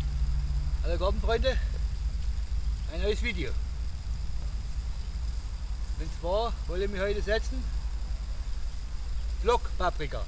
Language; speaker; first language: German; non-native, fluent; Russian